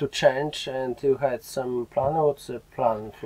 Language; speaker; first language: English; non-native, learner; Polish